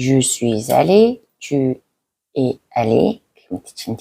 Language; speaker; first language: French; non-native, fluent; Mongolian